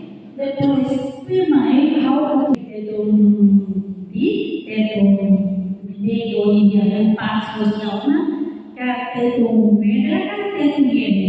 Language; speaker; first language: Portuguese; non-native, learner; Tetum